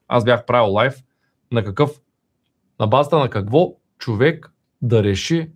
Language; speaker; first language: Bulgarian; native; Bulgarian